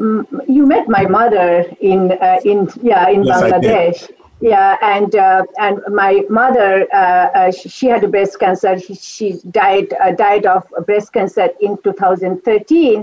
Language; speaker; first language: English; non-native, local second language; Bangla